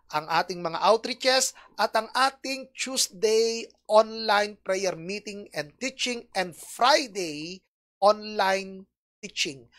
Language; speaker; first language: Filipino; native; Filipino